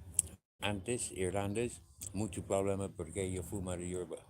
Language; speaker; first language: Spanish; non-native, learner; English